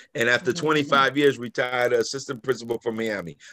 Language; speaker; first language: English; native; English